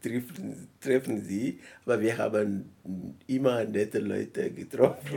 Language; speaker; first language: German; non-native, learner; French